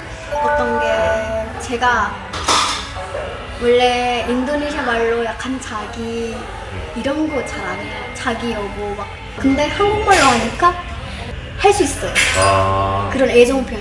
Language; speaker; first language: Korean; non-native, fluent; Indonesian